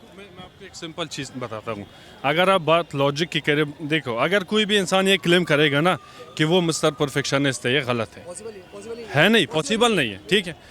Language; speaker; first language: Hindi; non-native, fluent; Persian